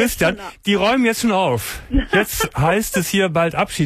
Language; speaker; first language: German; native; German